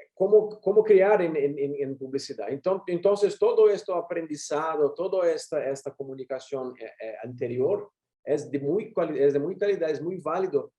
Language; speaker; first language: Spanish; non-native, learner; Portuguese